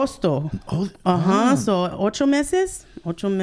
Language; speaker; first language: Spanish; early bilingual, heritage; Spanish